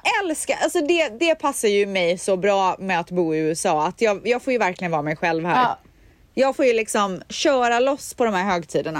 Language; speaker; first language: Swedish; native; Swedish